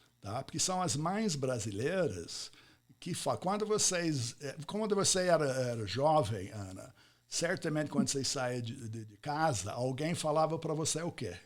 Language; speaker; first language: Portuguese; non-native, fluent; English